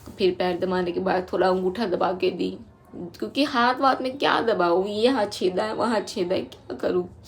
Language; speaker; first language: Hindi; non-native, local second language; Bangla